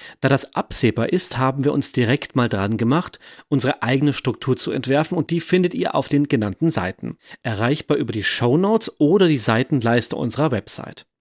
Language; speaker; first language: German; native; German